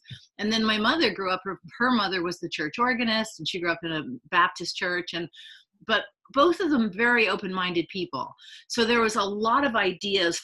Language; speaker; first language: English; native; English